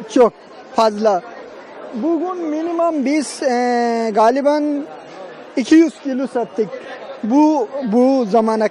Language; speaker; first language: Turkish; non-native, learner; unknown